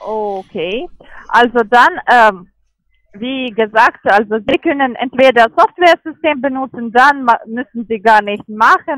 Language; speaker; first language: German; non-native, learner; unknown